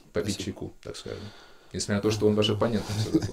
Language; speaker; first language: Russian; native; Russian